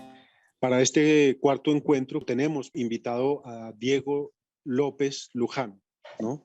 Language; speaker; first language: Spanish; native; Spanish